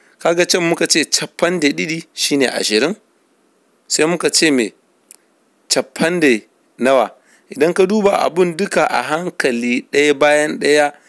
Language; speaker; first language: Hausa; non-native, local second language; Fula